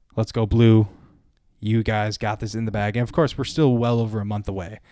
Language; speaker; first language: English; native; English